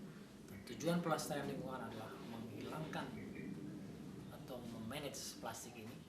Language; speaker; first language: Malay; native; Malay